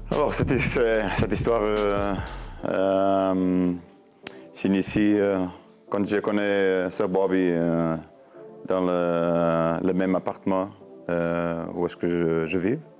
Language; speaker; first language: French; non-native, learner; Portuguese